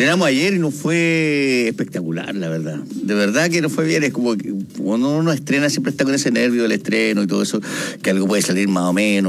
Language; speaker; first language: Spanish; native; Spanish